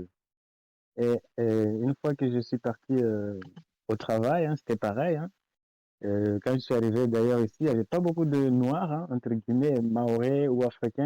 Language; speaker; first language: French; non-native, local second language; Comorian